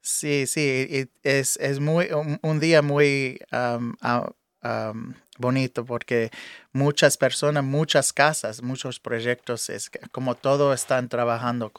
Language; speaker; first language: Spanish; early bilingual, heritage; English